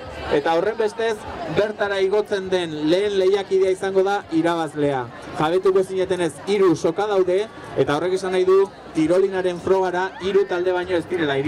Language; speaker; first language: Basque; native; Basque